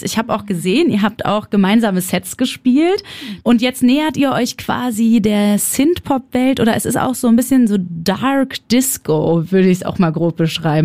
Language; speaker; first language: German; native; German